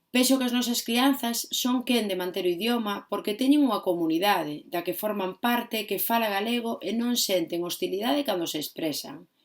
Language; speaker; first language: Galician; non-native, local second language; Spanish